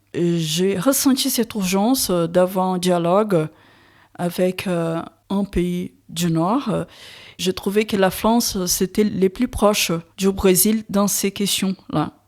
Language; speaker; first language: French; non-native, fluent; Portuguese